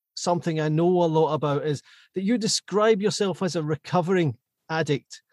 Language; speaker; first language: English; native; English